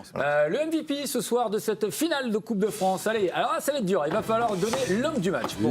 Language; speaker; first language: French; native; French